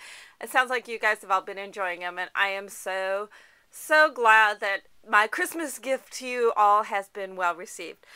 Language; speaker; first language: English; native; English